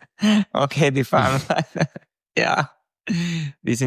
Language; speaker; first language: German; non-native, fluent; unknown